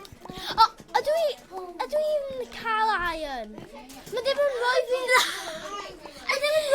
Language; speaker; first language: Welsh; non-native, local second language; English